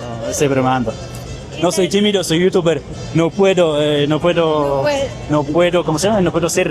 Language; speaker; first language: Spanish; non-native, learner; Polish